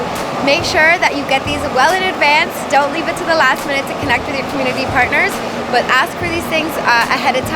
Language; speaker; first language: English; native; English